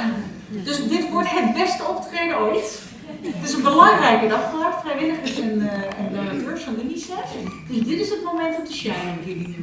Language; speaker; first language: Dutch; native; Dutch